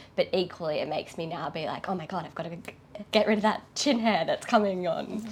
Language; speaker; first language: English; native; English